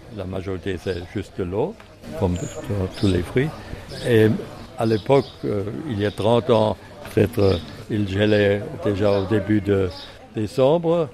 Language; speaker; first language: French; non-native, fluent; German